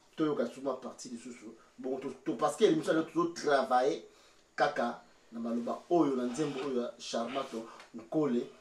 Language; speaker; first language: French; non-native, local second language; Lingala